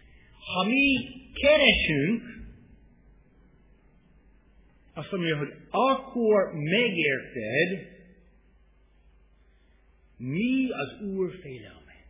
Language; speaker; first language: Hungarian; non-native, fluent; English